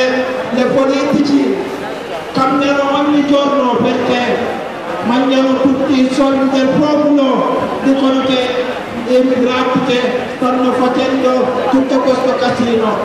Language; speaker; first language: Italian; non-native, learner; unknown